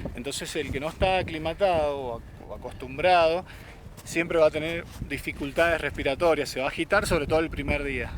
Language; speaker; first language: Spanish; native; Spanish